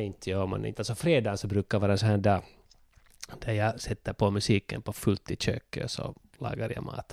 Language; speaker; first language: Swedish; native; Swedish